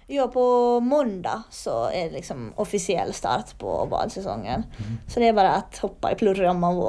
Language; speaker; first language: Swedish; native; Swedish